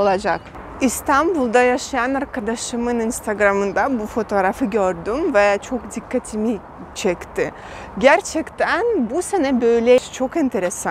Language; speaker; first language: Turkish; non-native, fluent; Russian